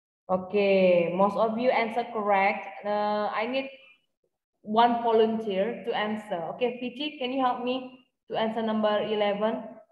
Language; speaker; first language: English; non-native, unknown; Indonesian